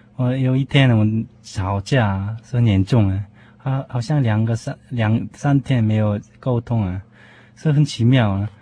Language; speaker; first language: Chinese; non-native, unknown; Korean